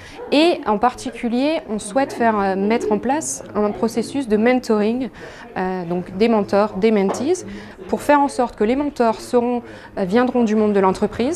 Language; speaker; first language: French; native; French